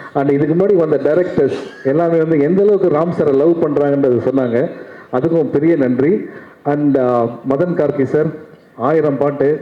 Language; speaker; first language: Tamil; native; Tamil